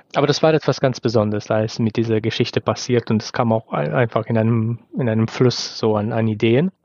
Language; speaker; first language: German; non-native, fluent; Romanian